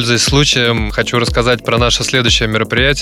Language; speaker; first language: Russian; native; Russian